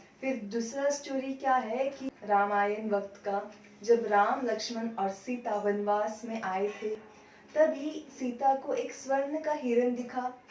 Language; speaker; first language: Hindi; non-native, local second language; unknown